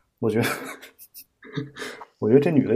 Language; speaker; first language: Chinese; native; Chinese